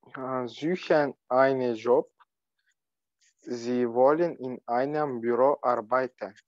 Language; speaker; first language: German; non-native, learner; Turkish